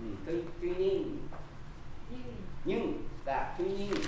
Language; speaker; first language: Vietnamese; non-native, learner; Korean